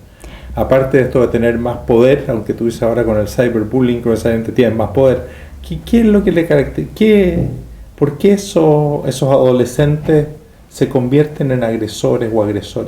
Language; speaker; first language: Spanish; native; Spanish